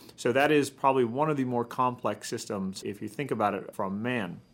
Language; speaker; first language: English; native; English